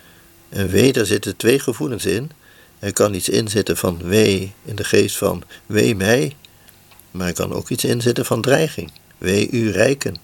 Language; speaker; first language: Dutch; native; Dutch